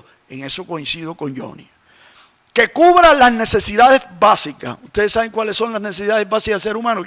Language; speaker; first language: Spanish; native; Spanish